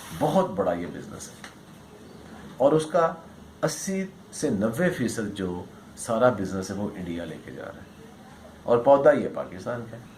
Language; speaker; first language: Urdu; non-native, local second language; Punjabi